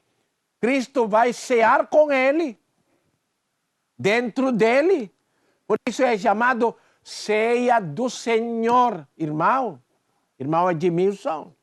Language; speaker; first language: Portuguese; non-native, learner; Filipino